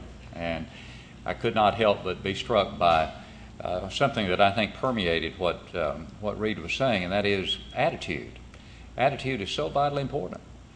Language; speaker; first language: English; native; English